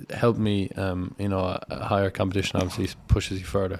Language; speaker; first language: English; native; English